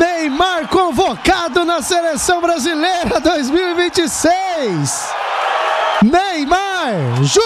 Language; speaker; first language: Portuguese; native; Portuguese